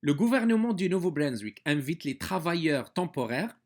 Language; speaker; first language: French; non-native, local second language; Arabic